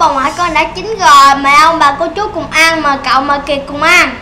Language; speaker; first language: Vietnamese; native; Vietnamese